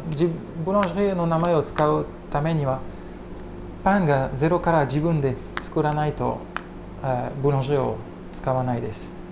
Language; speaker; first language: Japanese; non-native, learner; French